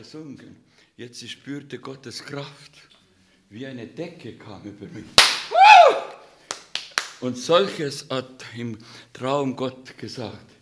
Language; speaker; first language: German; non-native, fluent; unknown